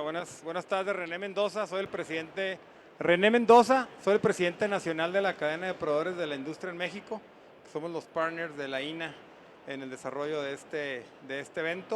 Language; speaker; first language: Spanish; native; Spanish